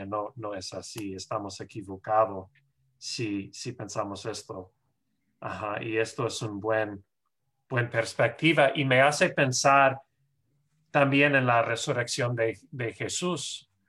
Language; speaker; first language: Spanish; non-native, fluent; English